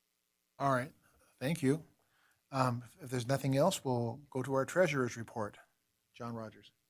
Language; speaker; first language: English; native; English